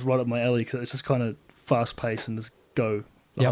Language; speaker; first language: English; native; English